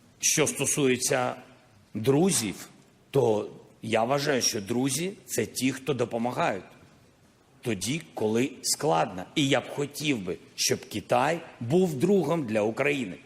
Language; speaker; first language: Ukrainian; non-native, local second language; Russian